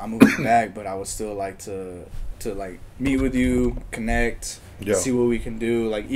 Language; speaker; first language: English; native; English